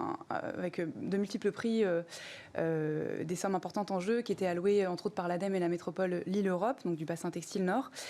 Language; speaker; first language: French; native; French